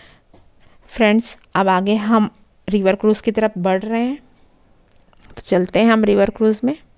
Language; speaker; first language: Hindi; native; Hindi